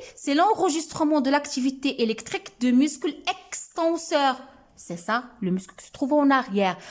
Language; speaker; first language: French; non-native, local second language; Arabic